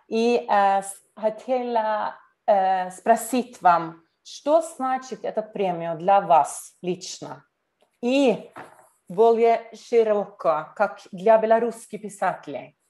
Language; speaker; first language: Russian; non-native, learner; Norwegian